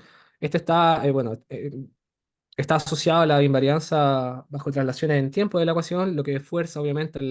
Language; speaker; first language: Spanish; native; Spanish